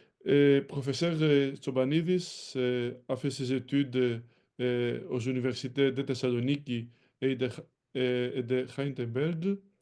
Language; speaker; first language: French; non-native, fluent; Greek